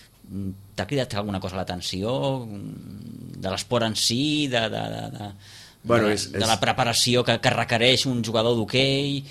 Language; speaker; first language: Catalan; native; Catalan